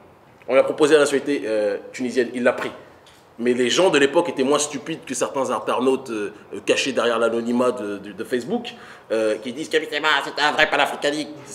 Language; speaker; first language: French; native; French